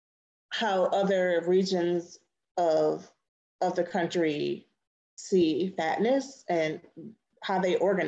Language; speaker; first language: English; native; English